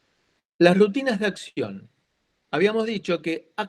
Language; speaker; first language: Spanish; native; Spanish